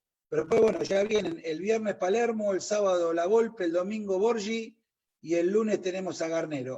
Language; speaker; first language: Spanish; native; Spanish